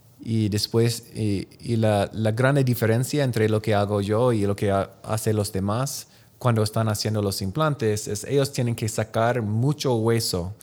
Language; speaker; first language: Spanish; non-native, learner; English